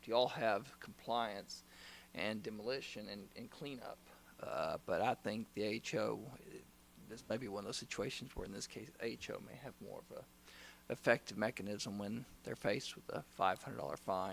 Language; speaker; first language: English; native; English